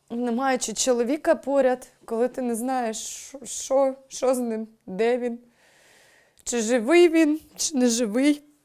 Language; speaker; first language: Ukrainian; non-native, local second language; Russian